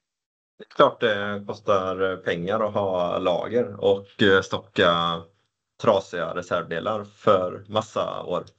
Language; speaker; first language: Swedish; native; Swedish